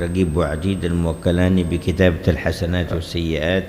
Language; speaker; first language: Arabic; native; Arabic